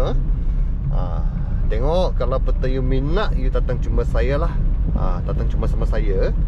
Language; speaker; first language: Malay; non-native, local second language; Chinese